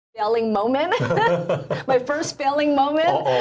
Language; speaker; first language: English; native; English